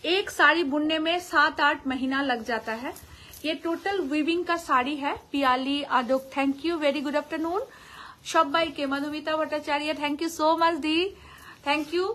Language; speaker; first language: Hindi; non-native, local second language; Bangla